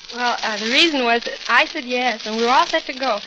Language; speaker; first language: English; native; English